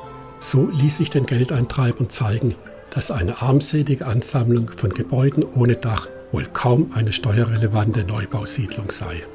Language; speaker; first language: German; native; German